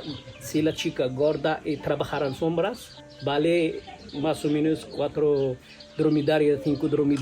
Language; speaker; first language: Spanish; non-native, learner; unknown